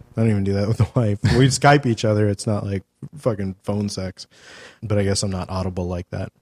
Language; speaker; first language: English; early bilingual, other home language; Spanish